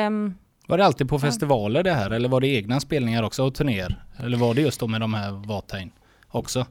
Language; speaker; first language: Swedish; native; Swedish